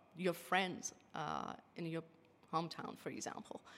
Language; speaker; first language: English; non-native, fluent; Persian